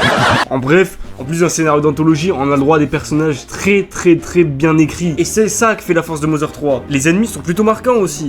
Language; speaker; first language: French; native; French